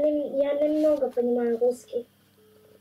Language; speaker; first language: Russian; early bilingual, heritage; Russian